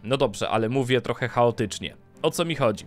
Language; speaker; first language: Polish; native; Polish